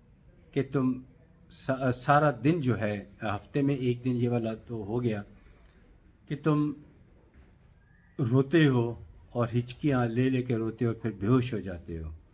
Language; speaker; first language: Urdu; native; Urdu